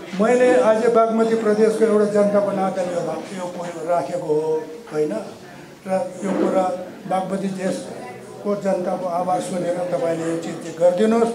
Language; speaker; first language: Nepali; non-native, local second language; Eastern Tamang